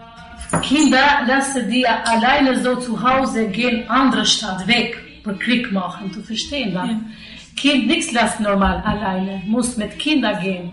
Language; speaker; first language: German; non-native, learner; Albanian